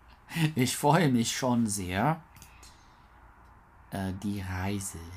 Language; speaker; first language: German; non-native, learner; English